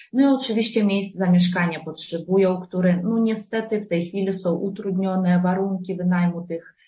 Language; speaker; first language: Polish; non-native, fluent; Ukrainian